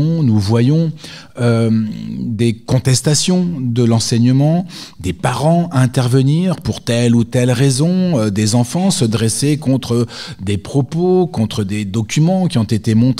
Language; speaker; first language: French; native; French